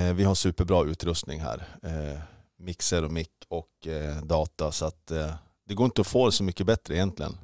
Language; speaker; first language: Swedish; native; Swedish